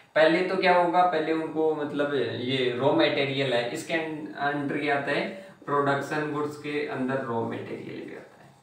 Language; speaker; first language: Hindi; native; Hindi